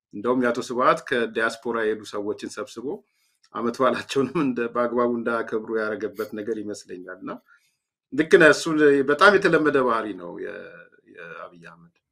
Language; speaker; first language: Amharic; native; Amharic